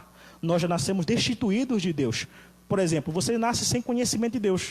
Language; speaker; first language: Portuguese; native; Portuguese